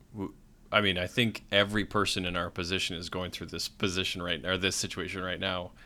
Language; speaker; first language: English; native; English